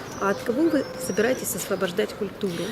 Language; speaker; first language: Russian; native; Russian